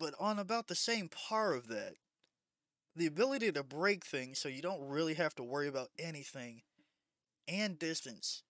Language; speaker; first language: English; native; English